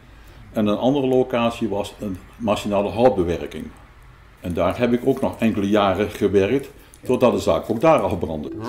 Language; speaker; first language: Dutch; native; Dutch